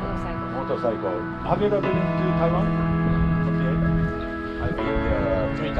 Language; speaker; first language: English; non-native, learner; Japanese